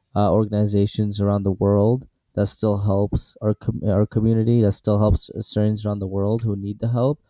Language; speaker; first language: English; early bilingual, other home language; Assyrian Neo-Aramaic